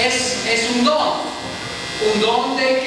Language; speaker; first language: Spanish; non-native, learner; German